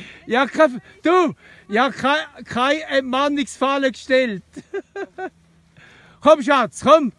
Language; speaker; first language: German; native; German